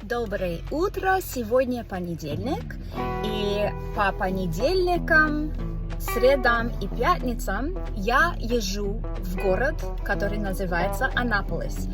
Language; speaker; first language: Russian; non-native, fluent; English